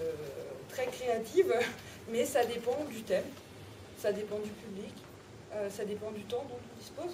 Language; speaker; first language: French; native; French